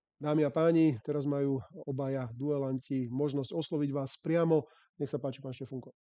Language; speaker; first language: Slovak; native; Slovak